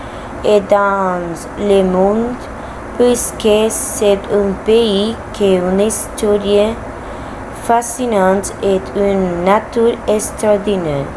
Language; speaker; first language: French; non-native, learner; Spanish